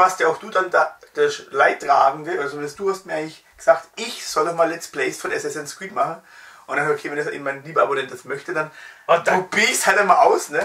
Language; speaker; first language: German; native; German